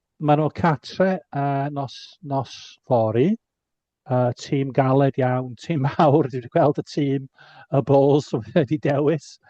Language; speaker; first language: Welsh; non-native, local second language; English